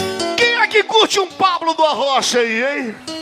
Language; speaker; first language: Portuguese; native; Portuguese